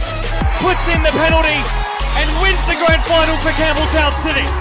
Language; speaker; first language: English; native; English